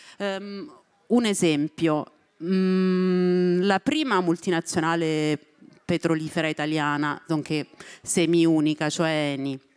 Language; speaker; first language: Italian; native; Italian